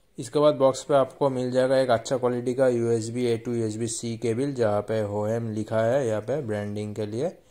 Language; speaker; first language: Hindi; native; Hindi